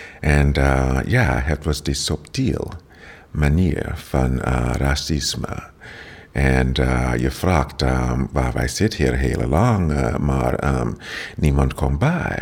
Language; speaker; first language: Dutch; non-native, learner; English